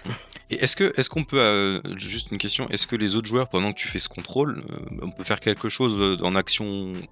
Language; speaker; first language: French; native; French